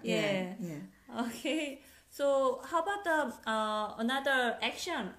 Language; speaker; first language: English; non-native, learner; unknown